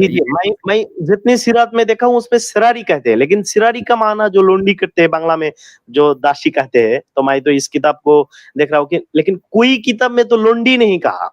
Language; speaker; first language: Hindi; non-native, learner; Bangla